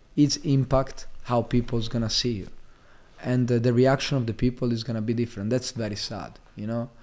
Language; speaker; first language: English; non-native, fluent; Italian